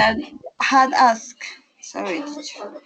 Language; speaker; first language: English; non-native, learner; Spanish